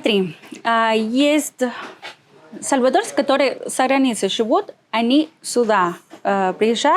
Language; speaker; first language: Russian; non-native, learner; Spanish